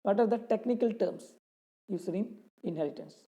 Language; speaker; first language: English; non-native, local second language; Malayalam